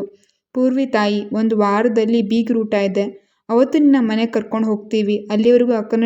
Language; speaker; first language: Kannada; native; Kannada